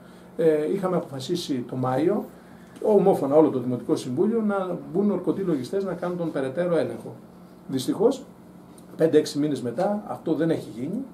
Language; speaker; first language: Greek; native; Greek